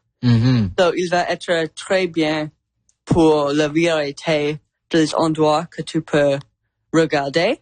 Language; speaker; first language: French; non-native, local second language; English